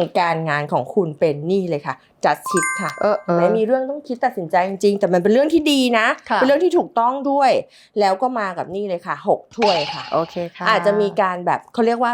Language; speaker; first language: Thai; native; Thai